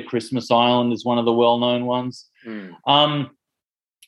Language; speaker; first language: English; non-native, local second language; Greek